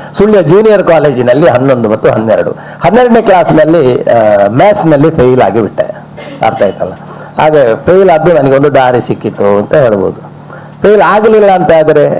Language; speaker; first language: Kannada; non-native, local second language; Malayalam